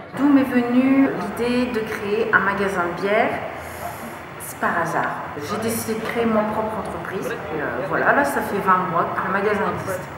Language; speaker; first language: French; native; French